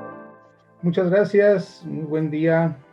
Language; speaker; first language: Spanish; native; Spanish